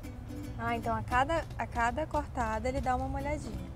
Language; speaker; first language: Portuguese; native; Portuguese